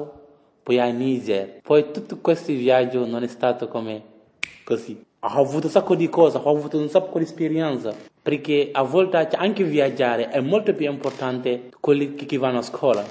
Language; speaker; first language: Italian; non-native, learner; French